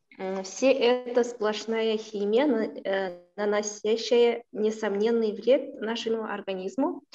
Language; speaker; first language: Russian; non-native, local second language; Kazakh